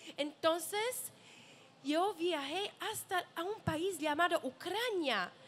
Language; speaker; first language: Spanish; non-native, learner; Portuguese